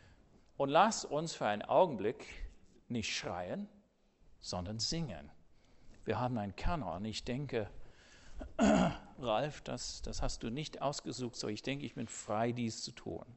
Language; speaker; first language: German; non-native, fluent; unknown